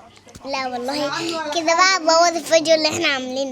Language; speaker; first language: Arabic; native; Arabic